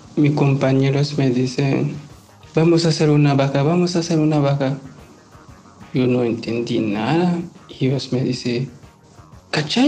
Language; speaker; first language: Spanish; non-native, fluent; Haitian Creole